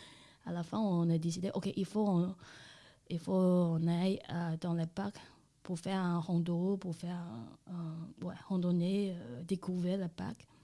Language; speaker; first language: French; non-native, learner; Chinese